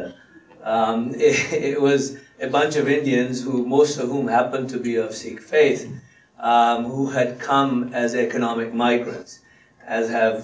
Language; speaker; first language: English; non-native, local second language; Punjabi